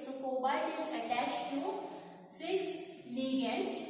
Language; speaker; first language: English; non-native, local second language; Marathi